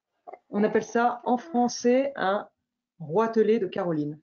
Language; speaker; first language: French; native; French